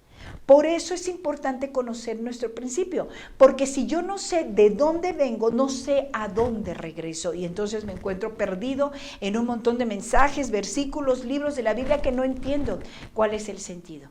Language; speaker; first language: Spanish; native; Spanish